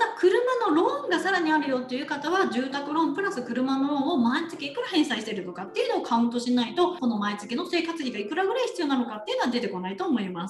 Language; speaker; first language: Japanese; native; Japanese